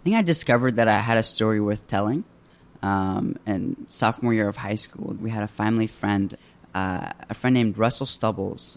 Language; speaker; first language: English; early bilingual, other home language; Arabic